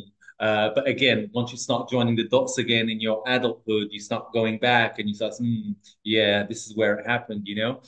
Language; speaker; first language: English; early bilingual, other home language; Portuguese